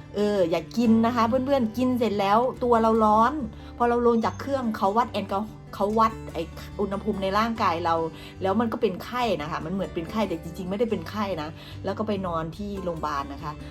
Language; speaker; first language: Thai; native; Thai